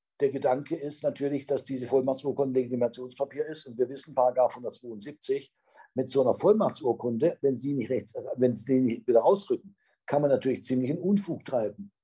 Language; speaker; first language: German; native; German